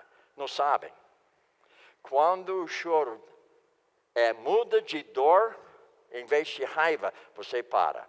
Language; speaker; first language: Portuguese; non-native, fluent; English